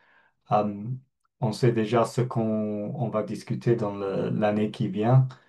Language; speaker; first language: French; non-native, fluent; English